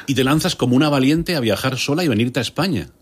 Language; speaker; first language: Spanish; native; Spanish